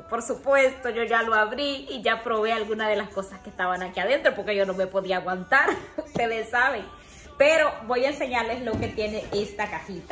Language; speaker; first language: Spanish; native; Spanish